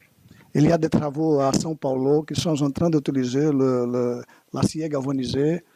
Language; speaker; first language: French; non-native, learner; Portuguese